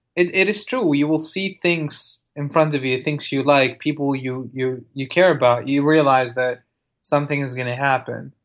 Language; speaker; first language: English; early bilingual, other home language; Arabic